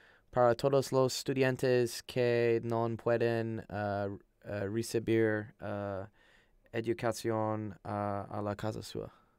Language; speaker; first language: Spanish; non-native, learner; English